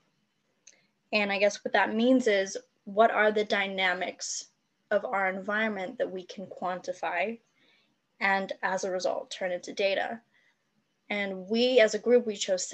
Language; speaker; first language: English; non-native, local second language; Cantonese